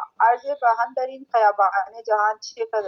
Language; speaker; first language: Persian; non-native, learner; Urdu